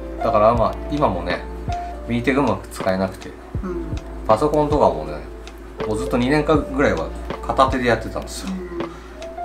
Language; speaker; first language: Japanese; native; Japanese